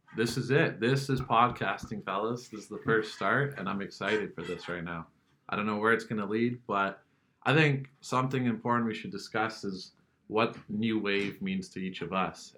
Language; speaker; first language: English; native; English